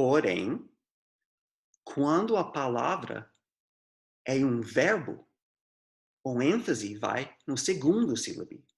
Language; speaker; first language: Portuguese; non-native, fluent; English